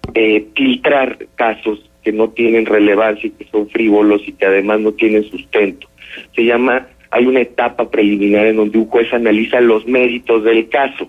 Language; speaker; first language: Spanish; native; Spanish